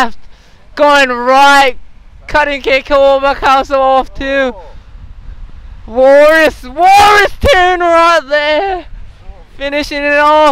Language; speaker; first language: English; native; English